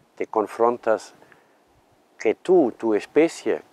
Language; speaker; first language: Spanish; non-native, fluent; German